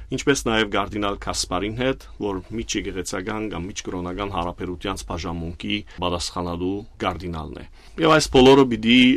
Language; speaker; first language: Armenian; early bilingual, heritage; Armenian